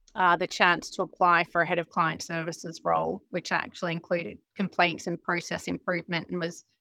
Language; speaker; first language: English; native; English